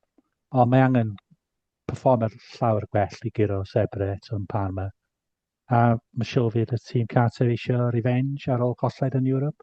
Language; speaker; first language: Welsh; non-native, fluent; English